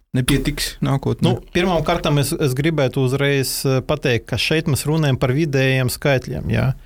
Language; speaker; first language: Latvian; non-native, local second language; Russian